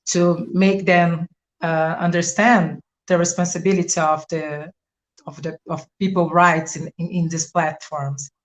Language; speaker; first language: English; non-native, fluent; Portuguese